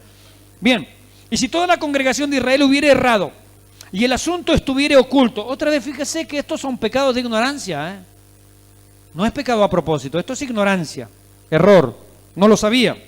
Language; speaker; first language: Spanish; native; Spanish